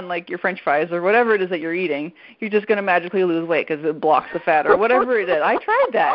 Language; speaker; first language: English; non-native, fluent; French